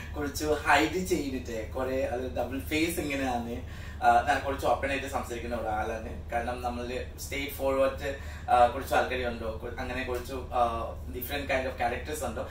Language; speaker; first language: Malayalam; non-native, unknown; Assamese